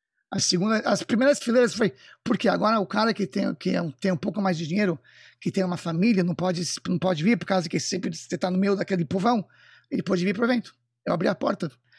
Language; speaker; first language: Portuguese; non-native, fluent; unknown